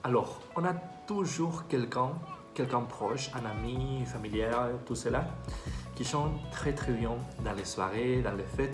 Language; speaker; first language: French; non-native, fluent; Spanish